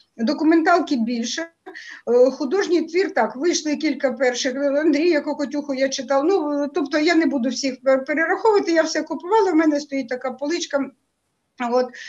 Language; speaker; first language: Ukrainian; native; Ukrainian